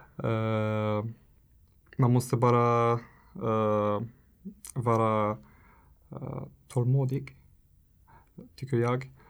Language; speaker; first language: Swedish; non-native, learner; Italian